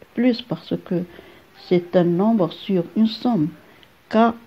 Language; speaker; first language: French; non-native, local second language; Arabic